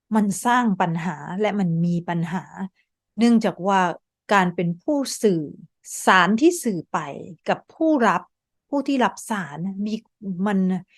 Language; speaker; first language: Thai; native; Thai